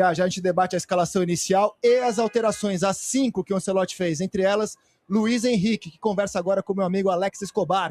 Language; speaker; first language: Portuguese; native; Portuguese